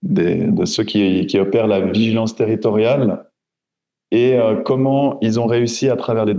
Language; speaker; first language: French; native; French